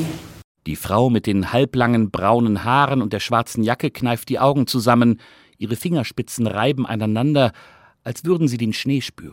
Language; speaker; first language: German; native; German